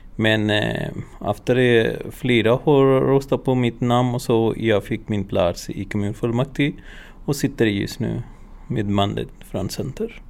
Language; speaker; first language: Swedish; non-native, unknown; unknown